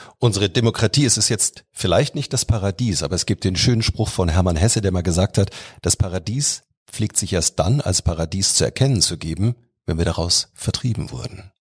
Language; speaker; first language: German; native; German